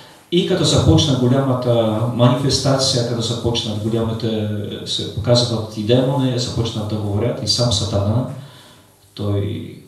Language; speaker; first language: Bulgarian; non-native, fluent; Polish